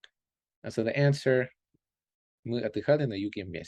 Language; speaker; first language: Russian; non-native, fluent; English